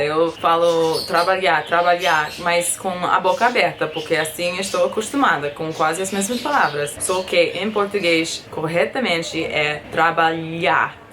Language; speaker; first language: Portuguese; non-native, fluent; English